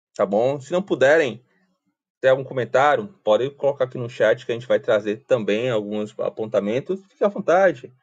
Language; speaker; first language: Portuguese; native; Portuguese